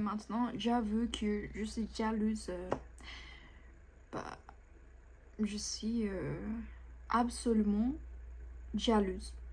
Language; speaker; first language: French; non-native, fluent; Japanese